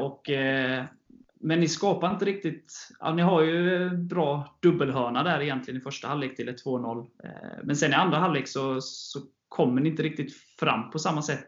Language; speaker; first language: Swedish; native; Swedish